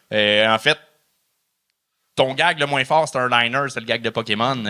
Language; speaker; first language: French; native; French